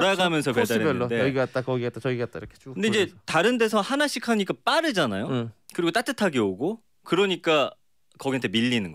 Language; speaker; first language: Korean; native; Korean